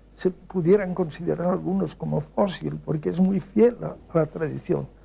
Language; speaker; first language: Spanish; native; Spanish